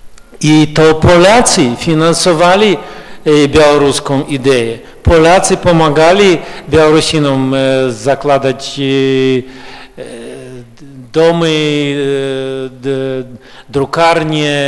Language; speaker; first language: Polish; early bilingual, heritage; Russian